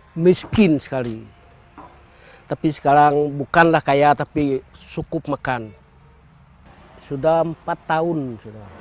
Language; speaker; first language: Malay; non-native, local second language; Iban